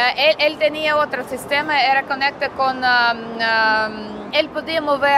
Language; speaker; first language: Spanish; non-native, learner; Russian